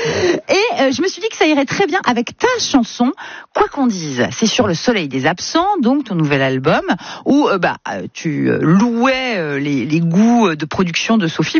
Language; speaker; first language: French; native; French